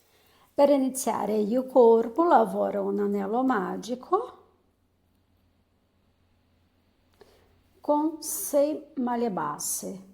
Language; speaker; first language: Italian; non-native, fluent; Portuguese